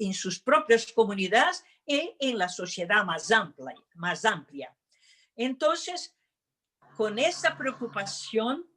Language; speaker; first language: Spanish; non-native, fluent; Portuguese